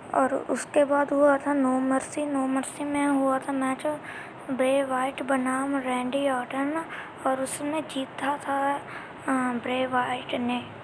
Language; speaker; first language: Hindi; non-native, local second language; Punjabi